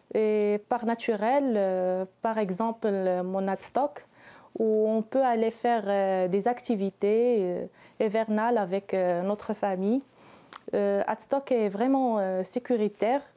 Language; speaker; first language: French; non-native, local second language; Arabic